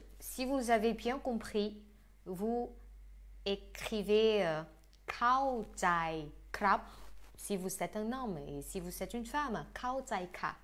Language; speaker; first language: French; non-native, fluent; Thai